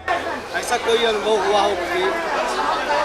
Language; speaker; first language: Hindi; native; Hindi